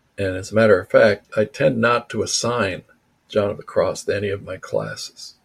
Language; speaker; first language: English; early bilingual, other home language; Spanish